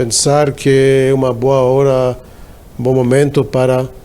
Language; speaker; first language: Portuguese; non-native, fluent; Hebrew